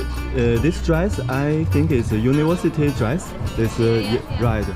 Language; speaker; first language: English; non-native, learner; Chinese